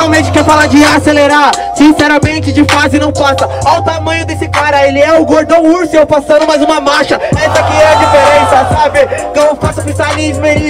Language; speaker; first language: Portuguese; native; Portuguese